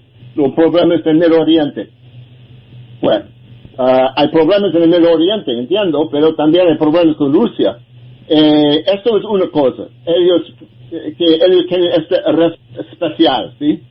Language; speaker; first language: Spanish; non-native, learner; English